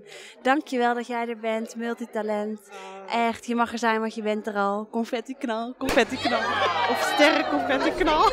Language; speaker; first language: Dutch; native; Dutch